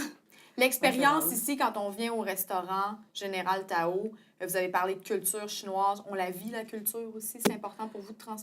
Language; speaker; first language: French; native; French